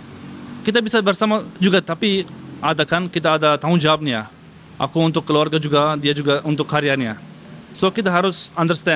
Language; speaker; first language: Indonesian; non-native, learner; Turkish